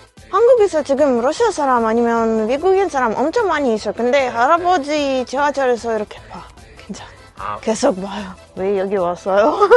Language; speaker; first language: Korean; non-native, learner; Russian